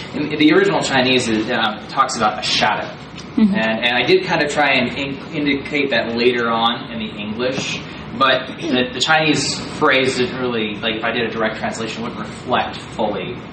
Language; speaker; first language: English; native; English